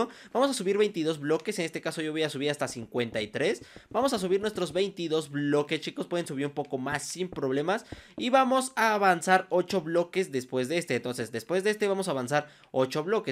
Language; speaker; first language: Spanish; native; Spanish